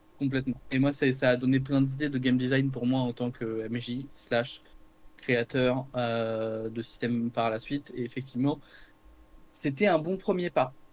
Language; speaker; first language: French; native; French